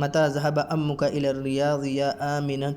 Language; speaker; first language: Arabic; non-native, fluent; Urdu